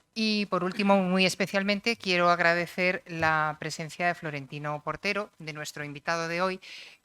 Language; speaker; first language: Spanish; native; Spanish